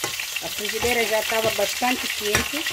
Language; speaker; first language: Portuguese; non-native, local second language; Upper Guinea Crioulo